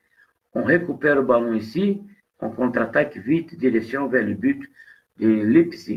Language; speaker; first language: French; non-native, fluent; Portuguese